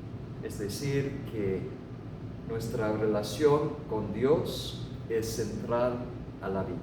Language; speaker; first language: Spanish; non-native, fluent; English